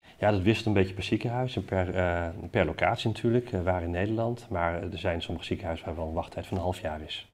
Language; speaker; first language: Dutch; native; Dutch